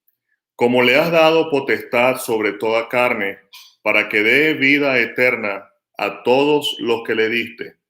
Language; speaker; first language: Spanish; native; Spanish